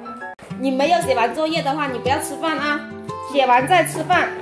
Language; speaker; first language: Chinese; native; Chinese